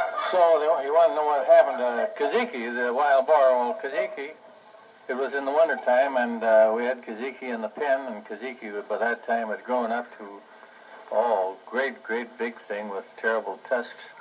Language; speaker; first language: English; native; English